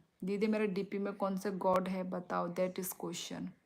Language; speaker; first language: Hindi; non-native, local second language; Kok Borok